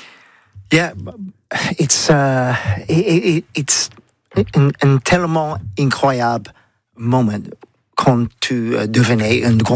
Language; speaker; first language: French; non-native, learner; English